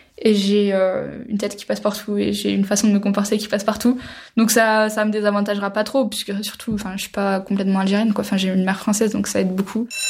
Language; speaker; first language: French; native; French